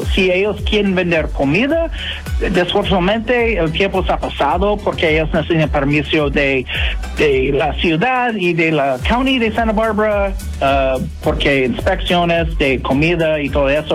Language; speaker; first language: Spanish; non-native, fluent; English